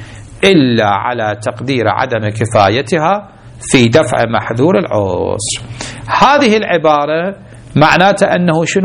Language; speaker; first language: Arabic; native; Arabic